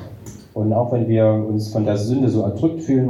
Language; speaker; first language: German; native; German